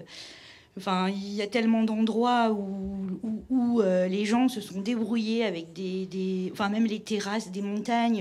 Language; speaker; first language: French; native; French